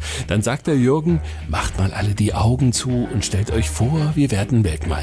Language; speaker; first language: German; native; German